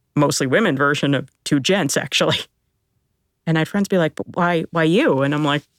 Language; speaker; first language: English; early bilingual, other home language; Filipino